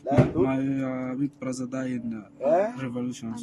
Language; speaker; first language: English; non-native, learner; Arabic